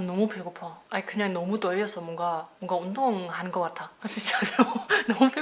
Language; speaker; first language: Korean; non-native, fluent; German